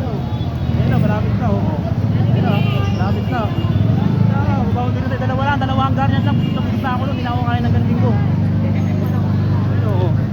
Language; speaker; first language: Filipino; native; Filipino